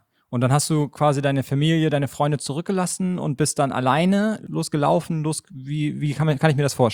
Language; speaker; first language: German; native; German